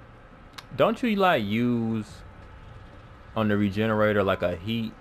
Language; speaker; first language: English; native; English